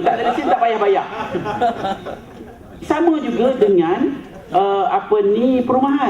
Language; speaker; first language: Malay; native; Malay